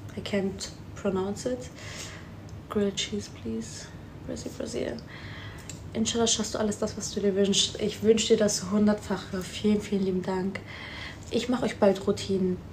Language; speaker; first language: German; early bilingual, other home language; Persian